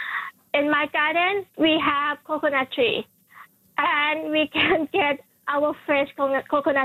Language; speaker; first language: English; non-native, fluent; Thai